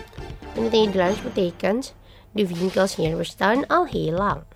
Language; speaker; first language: Dutch; non-native, fluent; Indonesian